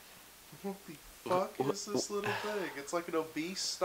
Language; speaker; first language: English; native; English